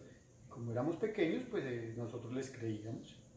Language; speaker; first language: Spanish; native; Spanish